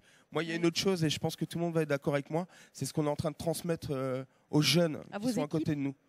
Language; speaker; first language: French; native; French